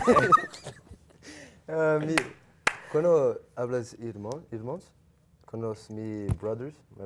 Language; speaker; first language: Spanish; non-native, learner; Portuguese